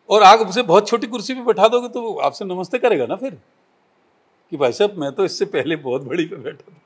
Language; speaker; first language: Hindi; native; Hindi